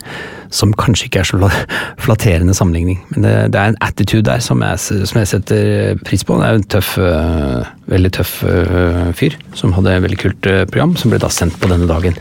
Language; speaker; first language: Norwegian; native; Norwegian